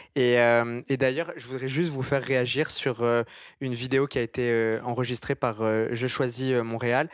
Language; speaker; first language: French; native; French